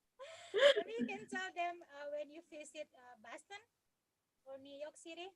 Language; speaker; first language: English; non-native, fluent; Indonesian